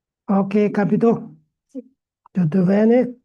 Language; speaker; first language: Italian; non-native, learner; Tibetan